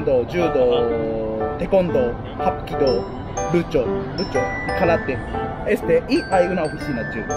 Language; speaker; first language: Spanish; non-native, learner; Japanese